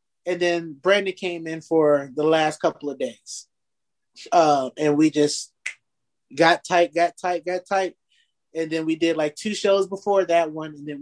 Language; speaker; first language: English; native; English